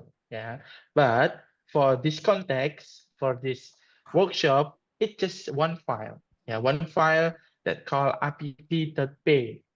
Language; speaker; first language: English; non-native, learner; Indonesian